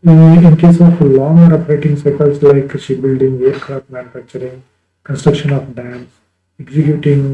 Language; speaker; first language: English; non-native, local second language; Kannada